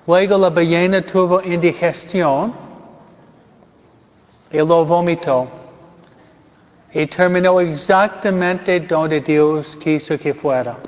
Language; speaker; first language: Spanish; non-native, fluent; English